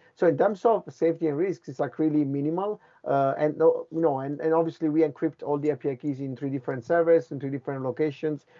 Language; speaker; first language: English; non-native, fluent; Italian